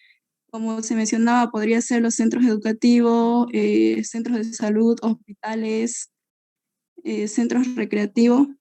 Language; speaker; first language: Spanish; native; Spanish